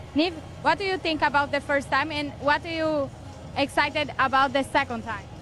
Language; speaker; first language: English; non-native, learner; Portuguese